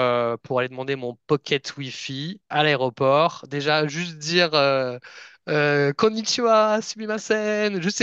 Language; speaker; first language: French; native; French